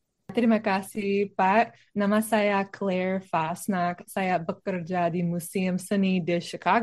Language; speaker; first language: Indonesian; non-native, learner; English